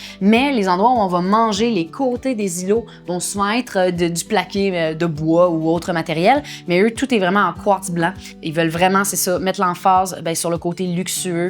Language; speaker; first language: French; native; French